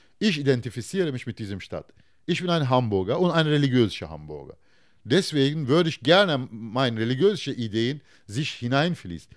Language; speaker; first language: German; non-native, fluent; Turkish